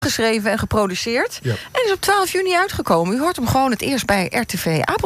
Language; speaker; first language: Dutch; native; Dutch